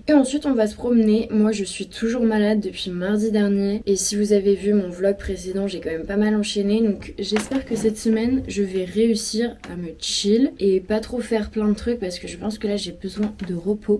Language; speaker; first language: French; native; French